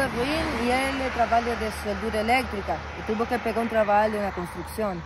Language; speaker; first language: Portuguese; non-native, learner; Spanish